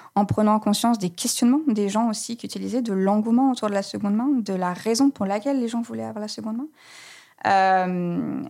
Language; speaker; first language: French; native; French